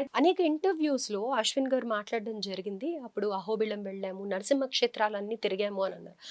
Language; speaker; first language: Telugu; native; Telugu